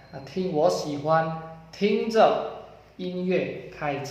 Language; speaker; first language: Chinese; non-native, fluent; Indonesian